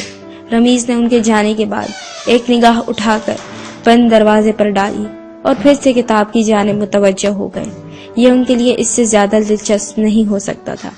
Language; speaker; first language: Urdu; native; Urdu